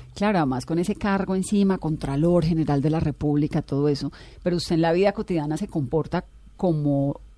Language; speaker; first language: Spanish; native; Spanish